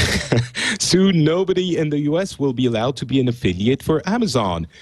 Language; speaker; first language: English; non-native, fluent; French